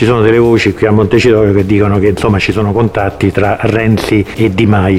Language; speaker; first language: Italian; native; Italian